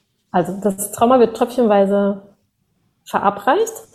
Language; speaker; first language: German; non-native, fluent; Spanish